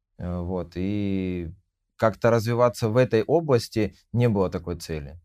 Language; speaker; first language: Russian; native; Russian